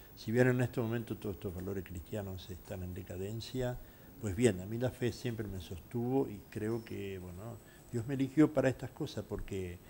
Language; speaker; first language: Spanish; native; Spanish